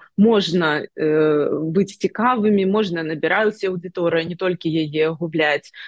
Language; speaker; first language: Belarusian; non-native, local second language; Russian